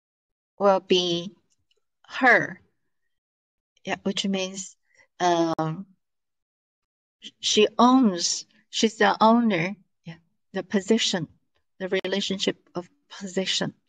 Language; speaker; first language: English; non-native, fluent; Chinese